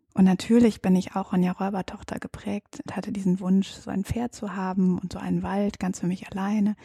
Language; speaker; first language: German; native; German